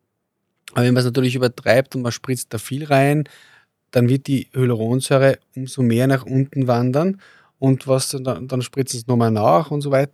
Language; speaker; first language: German; native; German